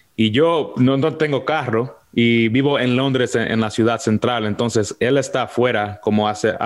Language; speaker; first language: Spanish; early bilingual, heritage; Spanish